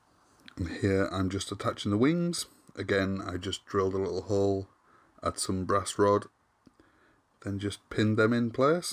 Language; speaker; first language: English; native; English